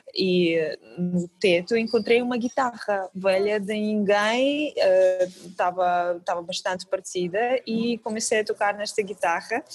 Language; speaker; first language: Portuguese; non-native, fluent; Kazakh